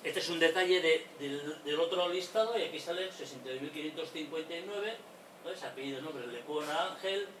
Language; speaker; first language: Spanish; non-native, local second language; Basque